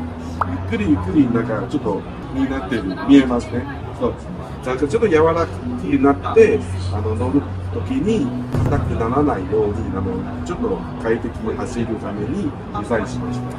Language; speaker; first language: Japanese; non-native, learner; Chinese